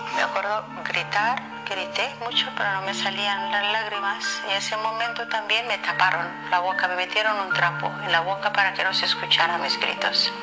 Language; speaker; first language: Spanish; non-native, fluent; Somali